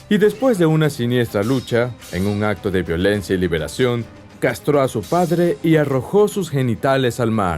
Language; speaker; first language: Spanish; native; Spanish